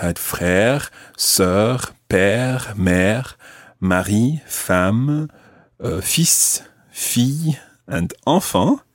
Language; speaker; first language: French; non-native, fluent; English